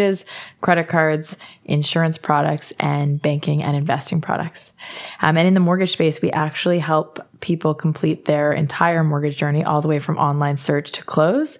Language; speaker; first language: English; native; English